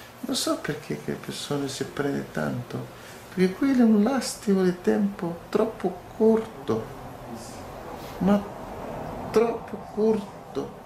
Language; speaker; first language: Italian; non-native, learner; Portuguese